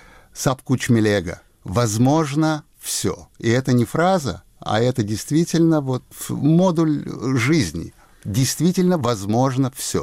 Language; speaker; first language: Russian; native; Russian